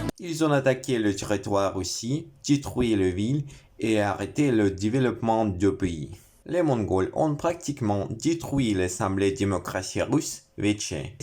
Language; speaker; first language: French; non-native, learner; Russian